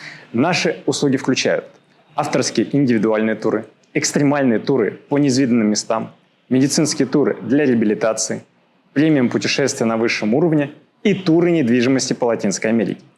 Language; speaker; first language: Russian; native; Russian